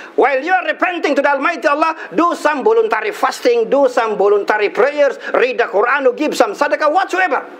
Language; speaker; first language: English; non-native, local second language; Filipino